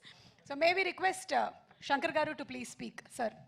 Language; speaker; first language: Telugu; native; Telugu